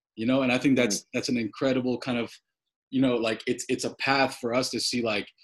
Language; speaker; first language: English; native; English